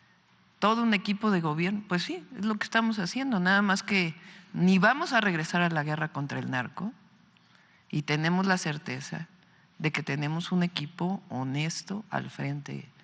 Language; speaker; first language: Spanish; native; Spanish